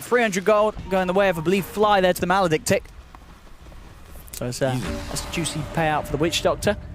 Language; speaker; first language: English; native; English